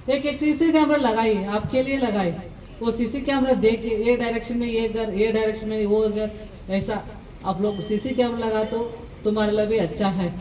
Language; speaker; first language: Hindi; non-native, local second language; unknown